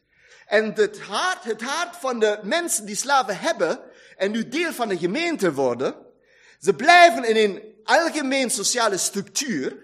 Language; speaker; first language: Dutch; non-native, fluent; German